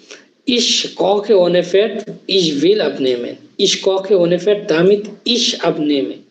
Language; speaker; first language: German; non-native, fluent; Bangla